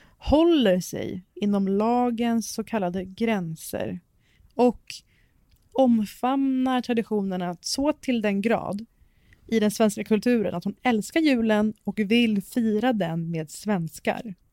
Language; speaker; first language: Swedish; early bilingual, other home language; Persian